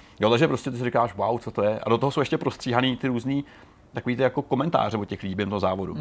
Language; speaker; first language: Czech; native; Czech